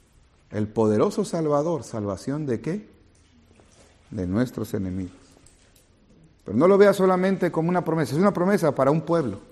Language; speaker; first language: Spanish; native; Spanish